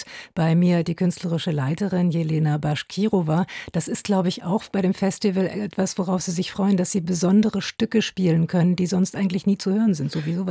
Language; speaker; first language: German; native; German